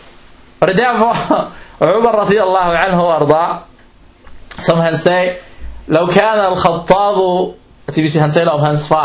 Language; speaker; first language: Danish; non-native, local second language; Arabic